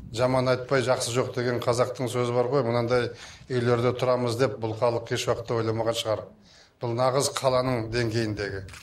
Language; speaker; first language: Kazakh; native; Kazakh